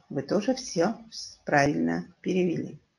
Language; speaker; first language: Russian; non-native, local second language; Kyrgyz